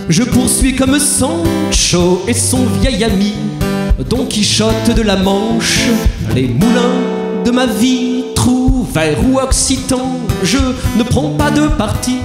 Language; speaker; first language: French; native; French